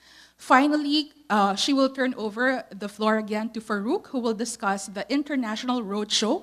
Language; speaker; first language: English; non-native, local second language; Filipino